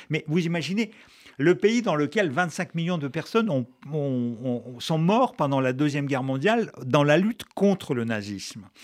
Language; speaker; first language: French; non-native, fluent; Russian